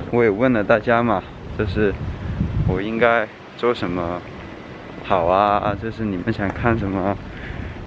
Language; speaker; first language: Chinese; non-native, local second language; Cantonese